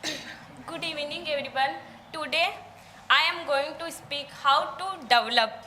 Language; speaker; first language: English; non-native, learner; Hindi